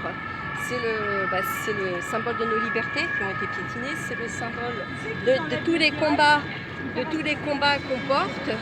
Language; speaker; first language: French; native; French